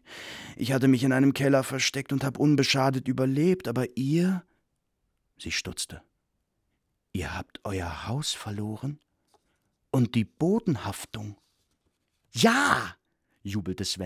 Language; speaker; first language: German; native; German